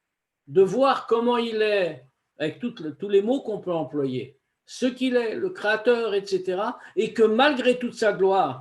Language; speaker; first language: French; native; French